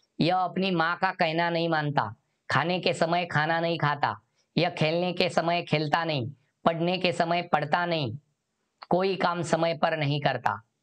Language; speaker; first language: Hindi; non-native, local second language; Marathi